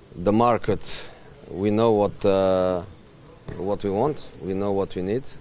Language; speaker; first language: English; non-native, fluent; Portuguese